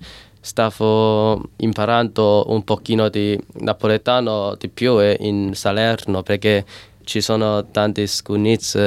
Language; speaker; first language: Italian; non-native, learner; Cantonese